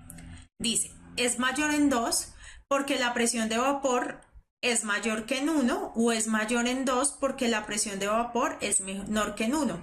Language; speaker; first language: Spanish; native; Spanish